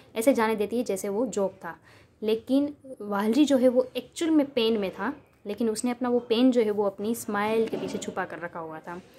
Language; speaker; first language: Hindi; non-native, local second language; Gujarati